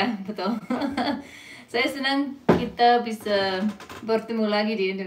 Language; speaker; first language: Indonesian; non-native, fluent; English